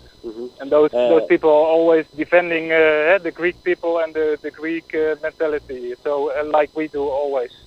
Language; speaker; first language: English; non-native, fluent; Dutch